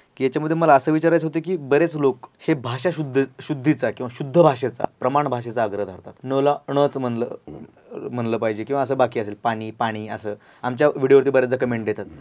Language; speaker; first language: Marathi; native; Marathi